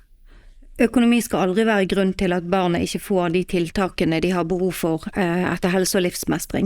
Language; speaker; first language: Norwegian; native; Norwegian